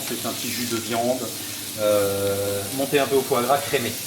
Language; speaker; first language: French; native; French